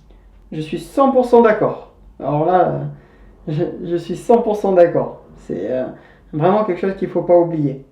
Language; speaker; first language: French; native; French